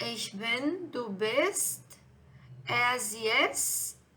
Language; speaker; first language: German; non-native, fluent; Portuguese